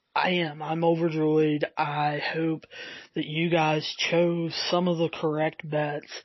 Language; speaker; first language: English; native; English